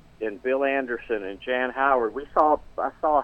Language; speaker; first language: English; native; English